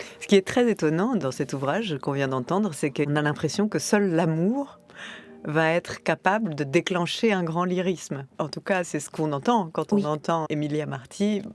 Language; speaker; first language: French; native; French